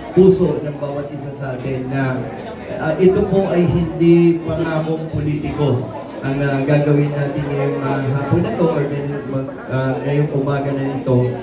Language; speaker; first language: Filipino; native; Filipino